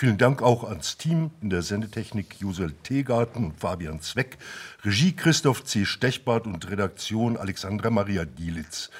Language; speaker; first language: German; native; German